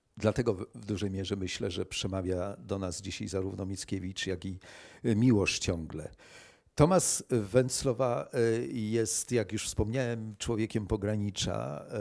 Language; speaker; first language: Polish; native; Polish